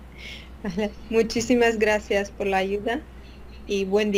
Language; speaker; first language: Spanish; non-native, fluent; Latvian